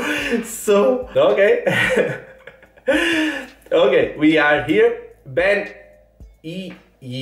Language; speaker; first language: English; non-native, fluent; Italian